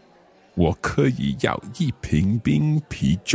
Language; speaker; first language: Chinese; non-native, learner; English